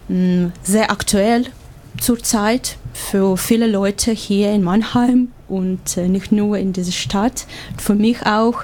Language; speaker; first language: German; non-native, learner; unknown